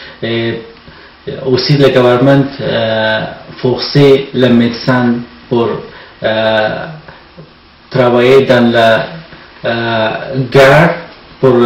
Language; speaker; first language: French; non-native, learner; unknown